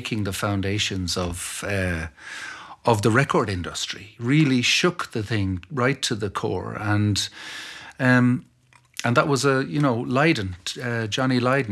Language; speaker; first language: English; non-native, local second language; Irish